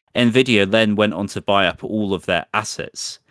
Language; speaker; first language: English; native; English